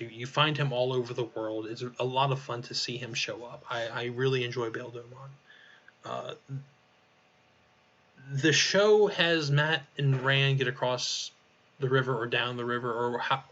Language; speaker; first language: English; native; English